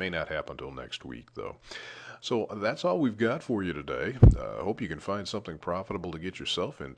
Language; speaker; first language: English; native; English